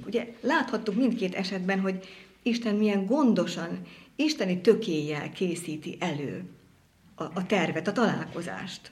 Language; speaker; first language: Hungarian; native; Hungarian